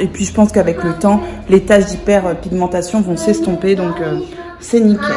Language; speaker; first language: French; native; French